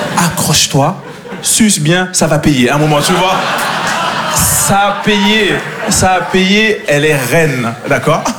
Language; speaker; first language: French; native; French